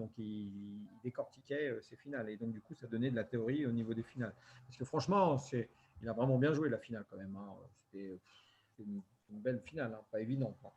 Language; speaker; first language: French; native; French